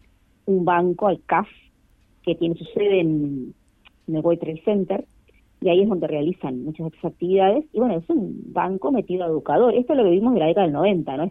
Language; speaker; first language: Spanish; native; Spanish